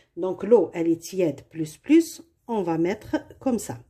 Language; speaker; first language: French; non-native, local second language; Arabic